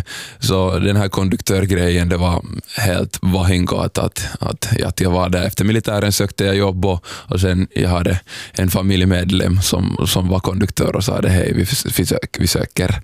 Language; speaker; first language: Swedish; non-native, local second language; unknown